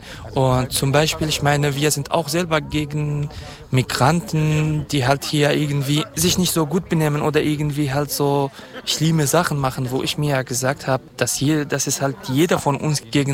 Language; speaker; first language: German; non-native, fluent; Kurdish